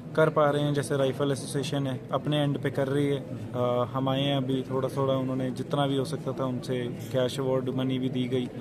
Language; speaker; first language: Hindi; non-native, local second language; Punjabi